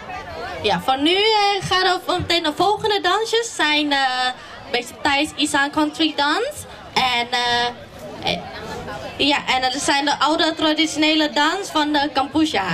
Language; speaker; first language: Dutch; non-native, fluent; Thai